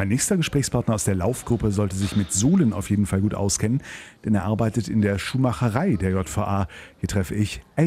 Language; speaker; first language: German; native; German